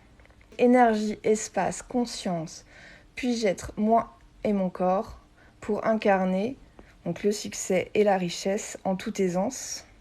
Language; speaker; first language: French; native; French